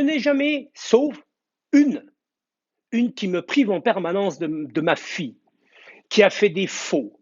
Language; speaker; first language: French; native; French